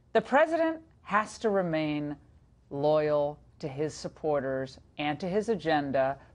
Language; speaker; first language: English; native; English